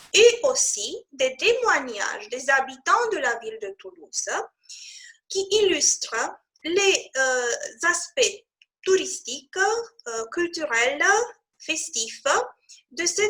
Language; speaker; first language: French; non-native, fluent; Romanian